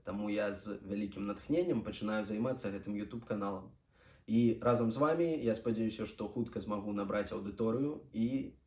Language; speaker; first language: Belarusian; non-native, local second language; Russian